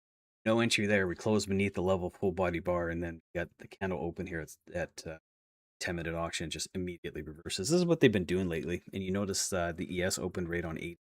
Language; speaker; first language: English; native; English